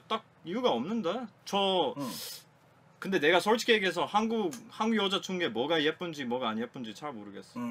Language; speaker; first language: Korean; non-native, learner; Croatian